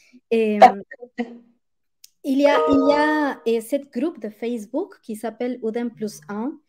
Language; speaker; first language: French; non-native, fluent; Spanish